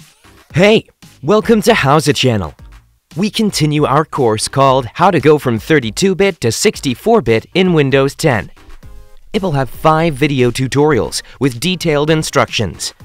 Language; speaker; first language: English; non-native, fluent; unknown